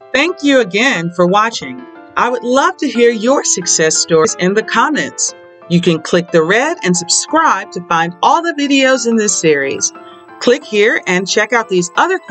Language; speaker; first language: English; native; English